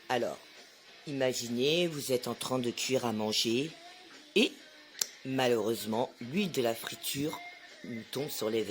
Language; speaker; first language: French; native; French